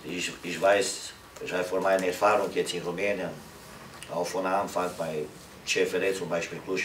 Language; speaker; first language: German; non-native, learner; Romanian